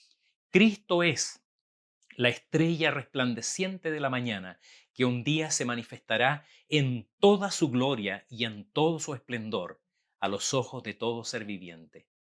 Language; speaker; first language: Spanish; native; Spanish